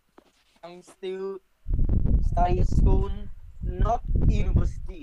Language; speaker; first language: English; non-native, learner; Vietnamese